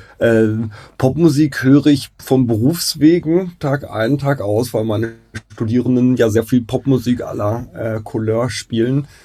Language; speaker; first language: German; native; German